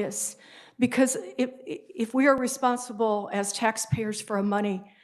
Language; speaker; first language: English; native; English